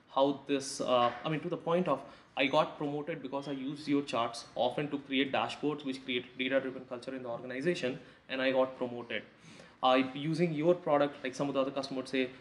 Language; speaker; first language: English; non-native, local second language; Hindi